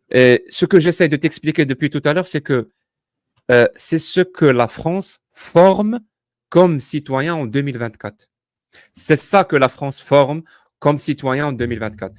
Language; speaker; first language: French; non-native, local second language; Kabyle